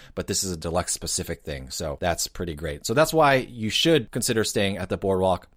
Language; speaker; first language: English; native; English